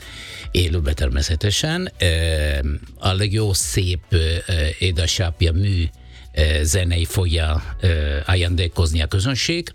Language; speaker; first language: Hungarian; non-native, fluent; Italian